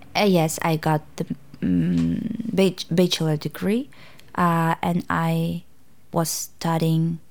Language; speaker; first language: English; non-native, fluent; Uzbek